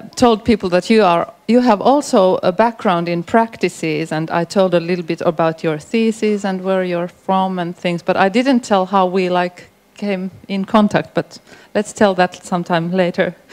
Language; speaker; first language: English; non-native, fluent; Finnish